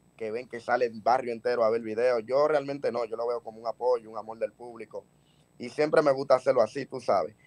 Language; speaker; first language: Spanish; native; Spanish